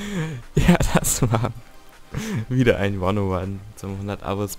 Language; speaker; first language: German; native; German